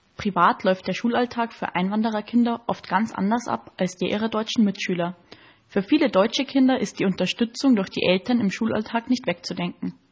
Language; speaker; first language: German; native; German